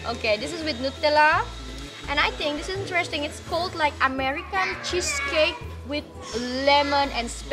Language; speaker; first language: English; non-native, fluent; Indonesian